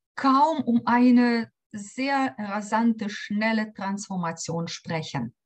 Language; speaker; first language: German; non-native, fluent; Ukrainian